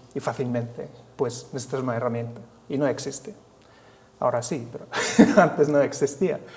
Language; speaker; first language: Spanish; non-native, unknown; Finnish